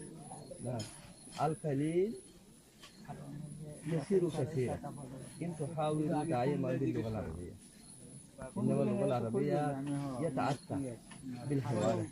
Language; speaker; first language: Arabic; non-native, fluent; Rohingya